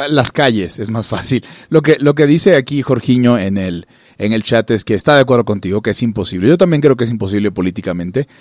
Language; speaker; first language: Spanish; native; Spanish